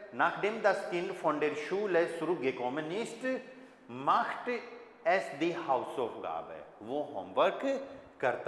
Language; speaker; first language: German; non-native, fluent; Hindi